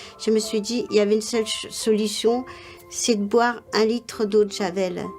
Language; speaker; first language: French; non-native, local second language; Morisyen